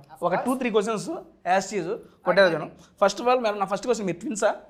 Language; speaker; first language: Telugu; native; Telugu